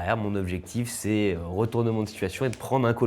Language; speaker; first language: French; native; French